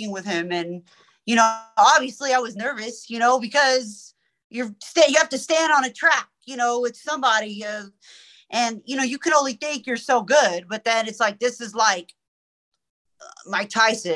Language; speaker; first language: English; early bilingual, other home language; Persian